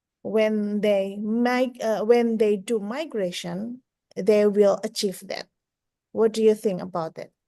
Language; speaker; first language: English; non-native, fluent; Indonesian